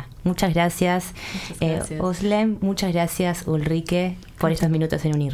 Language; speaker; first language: Spanish; native; Spanish